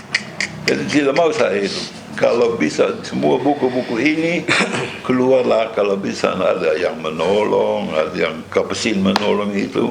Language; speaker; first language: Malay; non-native, fluent; Dutch